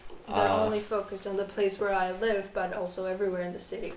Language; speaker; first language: English; non-native, fluent; Czech